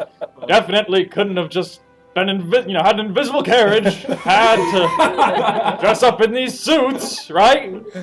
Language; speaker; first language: English; native; English